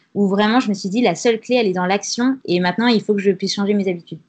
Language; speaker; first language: French; native; French